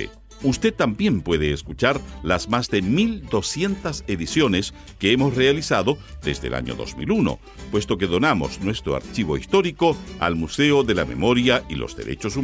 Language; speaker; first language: Spanish; native; Spanish